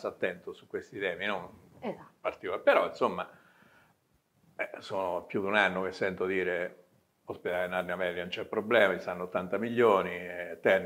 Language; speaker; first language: Italian; native; Italian